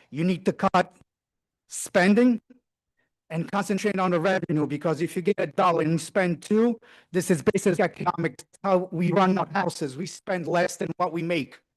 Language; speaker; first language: English; non-native, fluent; Portuguese